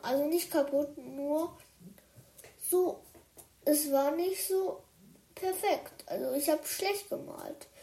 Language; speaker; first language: German; early bilingual, other home language; Chinese